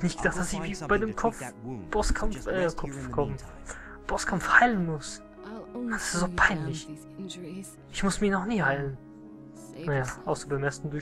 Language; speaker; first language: German; native; German